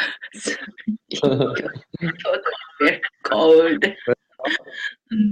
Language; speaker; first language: English; non-native, learner; Japanese